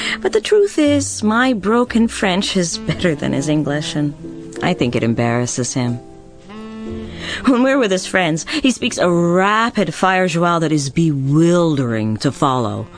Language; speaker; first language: English; native; English